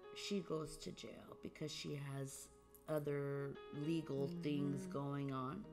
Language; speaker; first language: English; early bilingual, other home language; Portuguese